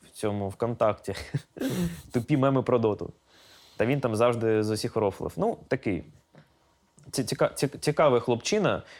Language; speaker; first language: Ukrainian; non-native, local second language; Russian